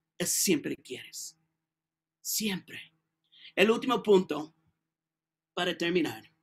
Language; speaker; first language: Spanish; non-native, learner; English